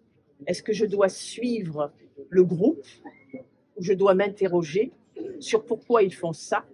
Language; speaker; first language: French; native; French